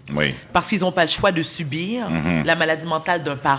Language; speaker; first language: French; native; French